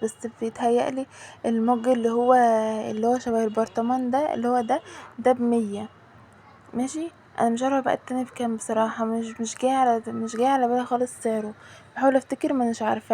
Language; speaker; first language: Arabic; native; Arabic